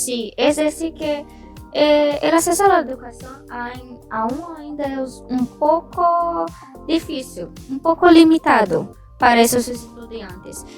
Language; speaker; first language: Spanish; non-native, learner; Portuguese